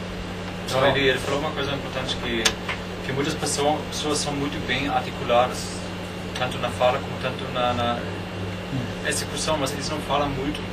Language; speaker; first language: Portuguese; non-native, fluent; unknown